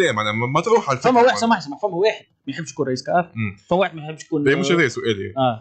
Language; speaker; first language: Arabic; native; Arabic